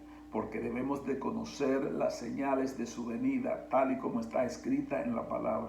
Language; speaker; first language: Spanish; native; Spanish